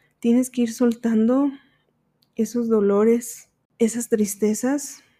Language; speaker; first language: Spanish; early bilingual, heritage; Spanish